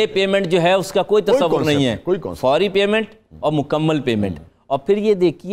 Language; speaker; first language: Urdu; native; Urdu